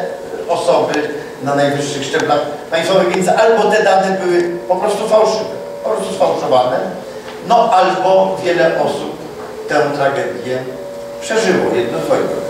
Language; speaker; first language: Polish; native; Polish